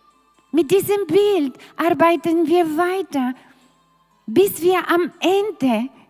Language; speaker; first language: German; non-native, fluent; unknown